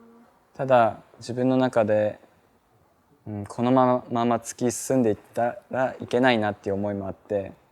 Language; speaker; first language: Japanese; native; Japanese